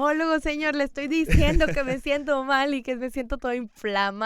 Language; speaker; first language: Spanish; native; Spanish